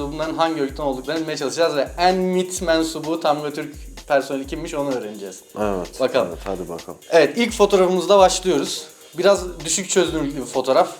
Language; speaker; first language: Turkish; native; Turkish